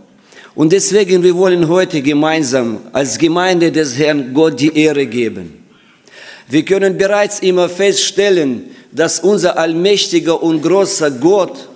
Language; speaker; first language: German; non-native, fluent; Russian